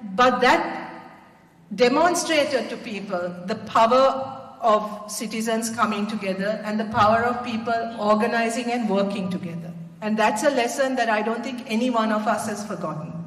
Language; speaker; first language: English; non-native, local second language; Sinhala